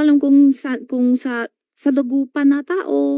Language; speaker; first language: Filipino; non-native, learner; Chinese